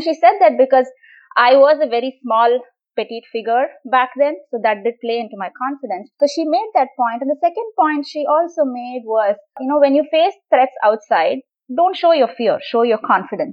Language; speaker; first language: English; non-native, local second language; Tamil